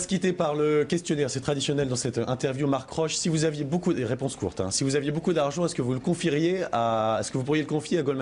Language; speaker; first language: French; native; French